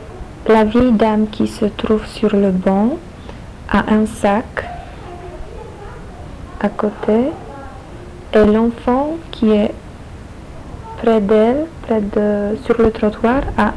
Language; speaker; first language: French; non-native, learner; Polish